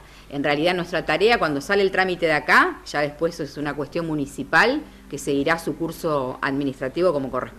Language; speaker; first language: Spanish; native; Spanish